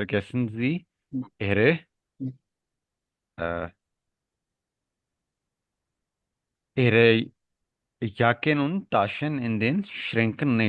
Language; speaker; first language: German; non-native, learner; Urdu